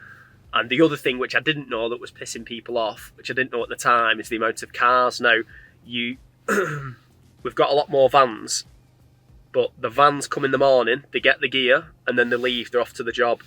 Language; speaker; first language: English; native; English